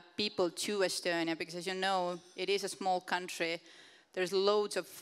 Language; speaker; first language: English; non-native, fluent; Estonian